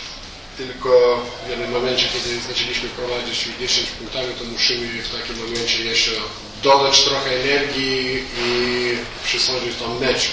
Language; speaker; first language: Polish; non-native, learner; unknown